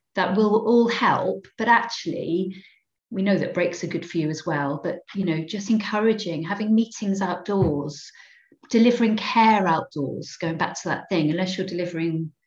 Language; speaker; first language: English; native; English